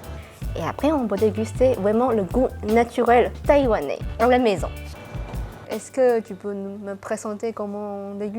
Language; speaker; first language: French; non-native, learner; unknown